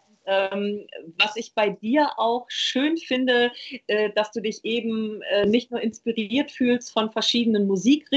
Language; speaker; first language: German; native; German